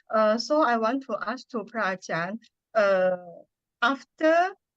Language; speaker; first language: English; non-native, learner; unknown